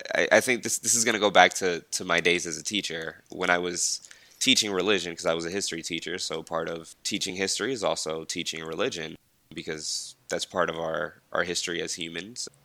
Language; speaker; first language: English; early bilingual, other home language; Spanish